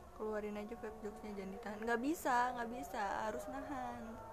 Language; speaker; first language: Indonesian; native; Indonesian